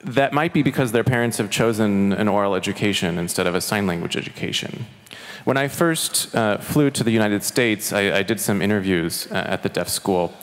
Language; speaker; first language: English; non-native, fluent; Chinese